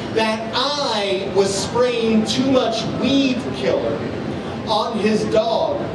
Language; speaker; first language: English; native; English